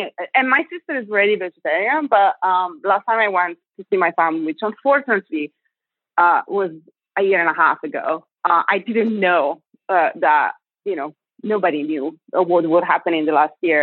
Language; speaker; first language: English; non-native, fluent; Italian